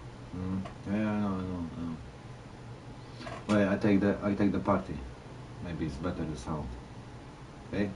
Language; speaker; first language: English; non-native, learner; Polish